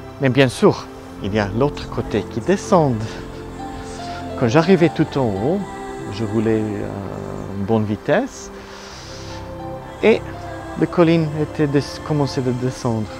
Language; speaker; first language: French; non-native, learner; Italian